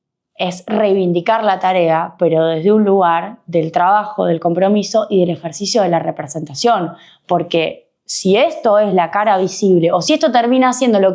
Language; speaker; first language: Spanish; native; Spanish